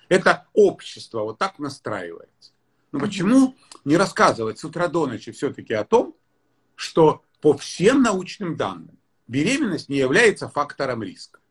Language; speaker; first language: Russian; native; Russian